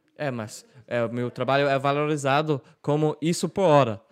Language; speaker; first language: Portuguese; non-native, learner; English